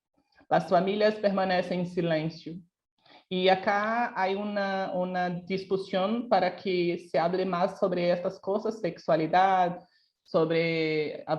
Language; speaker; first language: Spanish; non-native, local second language; Portuguese